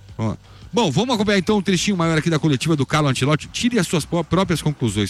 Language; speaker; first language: Portuguese; native; Portuguese